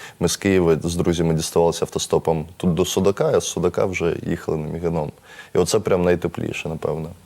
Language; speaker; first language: Ukrainian; non-native, local second language; Russian